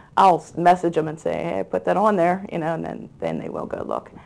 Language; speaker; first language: English; native; English